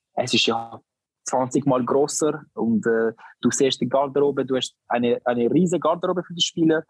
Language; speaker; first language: German; non-native, learner; Albanian